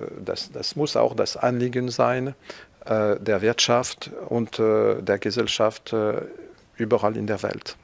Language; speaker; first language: German; non-native, fluent; French